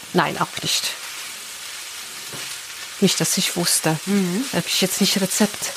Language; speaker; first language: German; non-native, learner; Polish